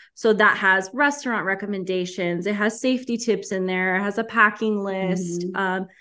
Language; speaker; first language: English; early bilingual, heritage; Spanish